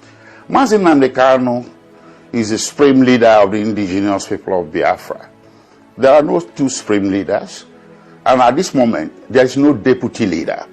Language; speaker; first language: English; non-native, local second language; Igbo